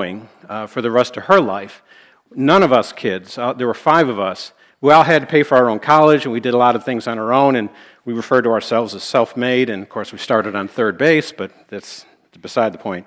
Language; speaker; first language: English; native; English